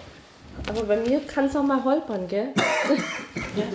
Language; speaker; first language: German; native; German